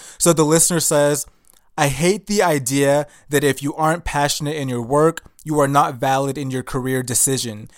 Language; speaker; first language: English; early bilingual, other home language; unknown